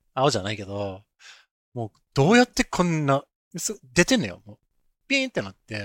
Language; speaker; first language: Japanese; native; Japanese